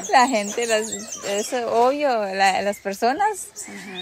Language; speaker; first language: Spanish; native; Spanish